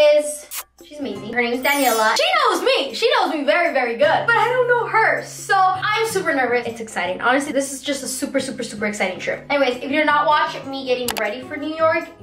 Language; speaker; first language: English; native; English